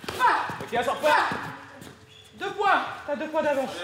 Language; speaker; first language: French; native; French